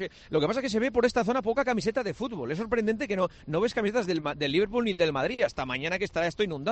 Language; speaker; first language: Spanish; native; Spanish